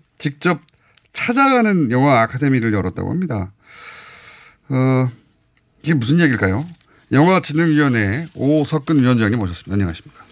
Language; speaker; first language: Korean; native; Korean